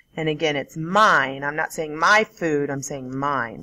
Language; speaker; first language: English; native; English